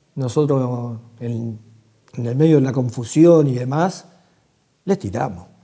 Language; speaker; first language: Spanish; native; Spanish